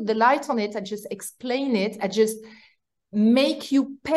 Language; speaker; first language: English; non-native, fluent; French